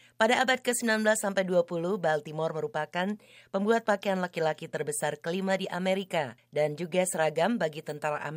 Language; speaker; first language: Indonesian; native; Indonesian